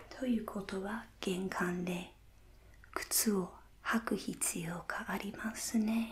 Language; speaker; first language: Japanese; non-native, fluent; English